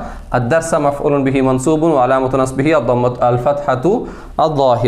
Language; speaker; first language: Arabic; non-native, fluent; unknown